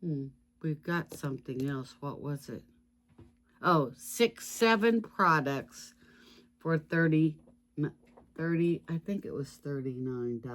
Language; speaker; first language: English; native; English